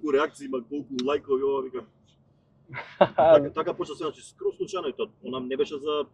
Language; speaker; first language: Macedonian; native; Macedonian